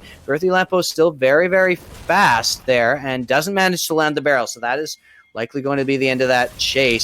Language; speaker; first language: English; native; English